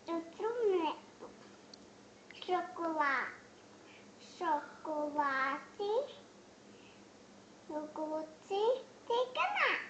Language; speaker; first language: Portuguese; early bilingual, heritage; Portuguese